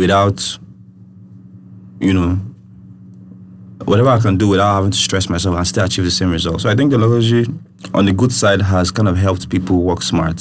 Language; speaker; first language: English; non-native, local second language; Yoruba